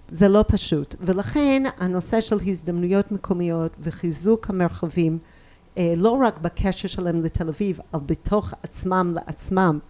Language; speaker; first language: Hebrew; non-native, fluent; English